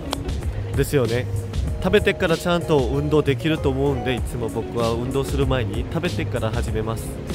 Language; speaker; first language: Japanese; non-native, fluent; Korean